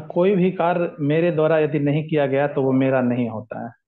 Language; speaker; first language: Hindi; native; Hindi